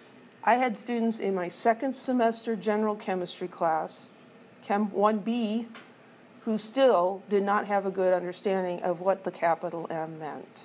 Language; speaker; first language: English; native; English